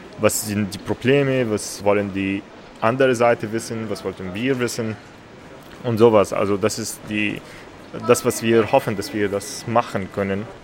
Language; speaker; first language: German; non-native, learner; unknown